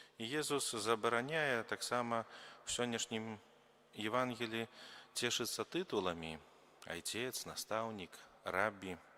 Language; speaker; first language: Belarusian; native; Belarusian